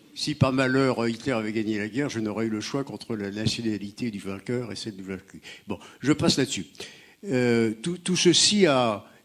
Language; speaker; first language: French; native; French